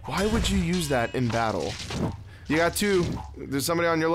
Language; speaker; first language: English; native; English